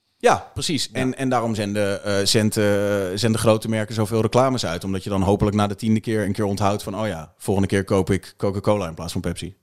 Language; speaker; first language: Dutch; native; Dutch